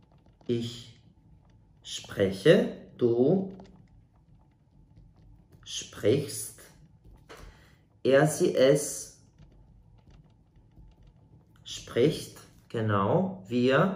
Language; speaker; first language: German; non-native, fluent; Serbian